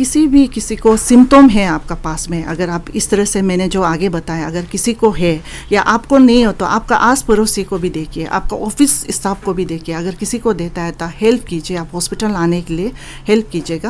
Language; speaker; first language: Hindi; non-native, local second language; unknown